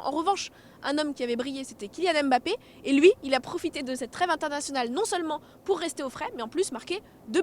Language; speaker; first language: French; native; French